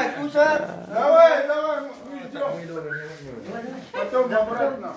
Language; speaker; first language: Russian; non-native, learner; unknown